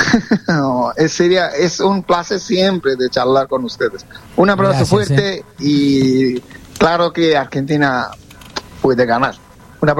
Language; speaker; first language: Spanish; non-native, fluent; Bangla